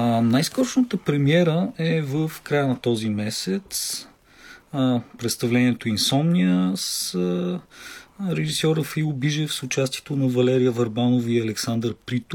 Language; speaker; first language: Bulgarian; native; Bulgarian